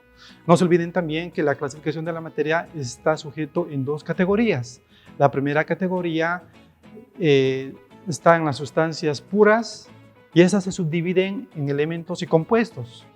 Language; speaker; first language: Spanish; native; Spanish